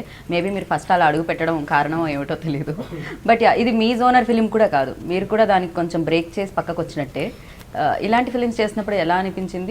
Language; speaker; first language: Telugu; native; Telugu